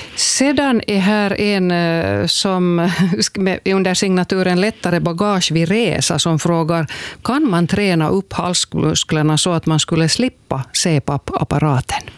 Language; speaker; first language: Swedish; native; Swedish